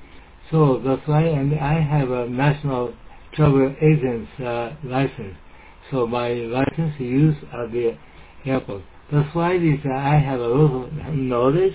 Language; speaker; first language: English; non-native, learner; Japanese